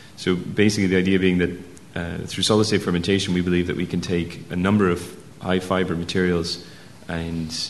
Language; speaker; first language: English; native; English